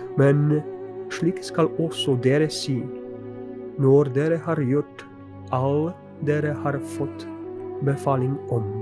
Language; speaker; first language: Norwegian; non-native, fluent; Polish